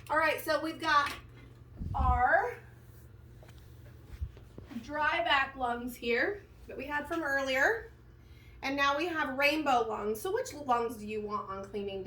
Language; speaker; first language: English; native; English